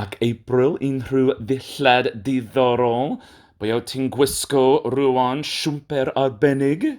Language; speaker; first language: Welsh; non-native, learner; English